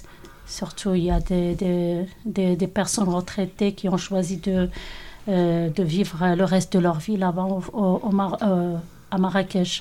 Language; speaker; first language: French; non-native, local second language; Arabic